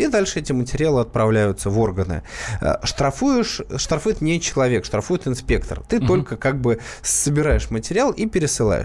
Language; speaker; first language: Russian; native; Russian